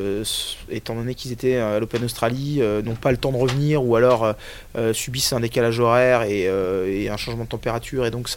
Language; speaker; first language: French; native; French